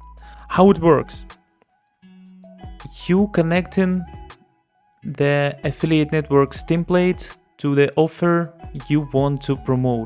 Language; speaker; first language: English; non-native, fluent; Russian